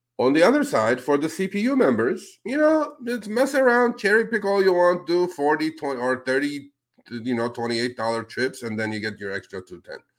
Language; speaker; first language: English; non-native, fluent; Spanish